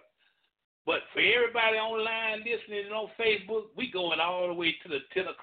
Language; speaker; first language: English; native; English